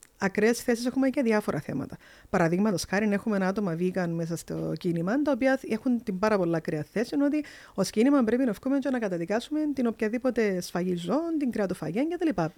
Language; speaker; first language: Greek; early bilingual, heritage; Greek